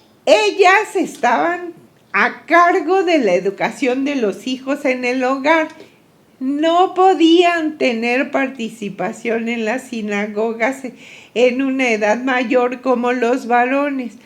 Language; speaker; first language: Spanish; native; Spanish